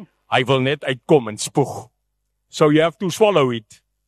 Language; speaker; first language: English; non-native, local second language; Afrikaans